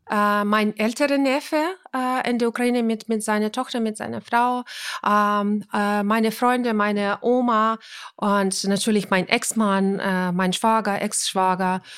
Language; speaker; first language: German; non-native, fluent; Ukrainian